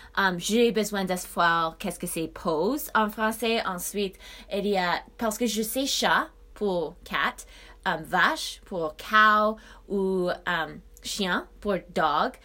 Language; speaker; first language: French; non-native, learner; English